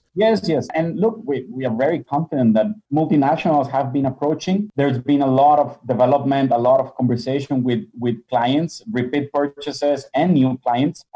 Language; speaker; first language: English; non-native, fluent; Spanish